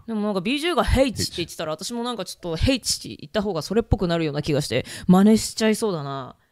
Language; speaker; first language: Japanese; early bilingual, heritage; Japanese